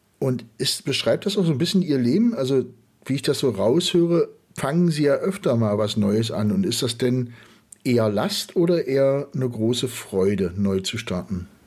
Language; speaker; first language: German; native; German